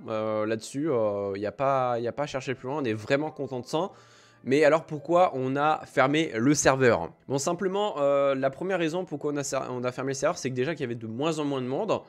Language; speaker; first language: French; native; French